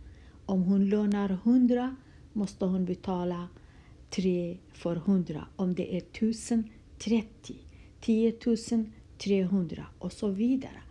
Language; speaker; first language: Swedish; non-native, fluent; Kurdish